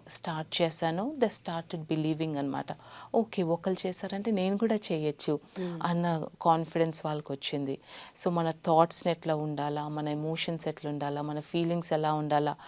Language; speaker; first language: Telugu; native; Telugu